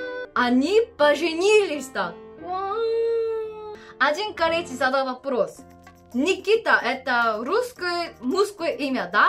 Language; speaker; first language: Russian; non-native, learner; Korean